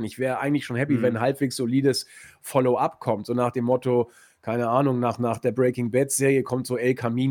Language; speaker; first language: German; native; German